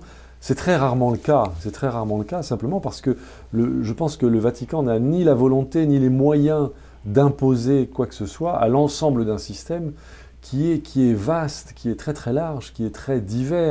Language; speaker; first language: French; native; French